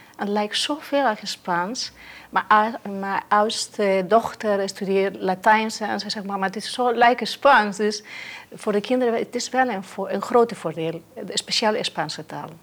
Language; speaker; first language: Dutch; non-native, learner; Spanish